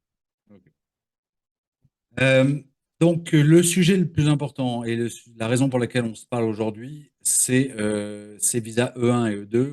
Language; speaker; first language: French; native; French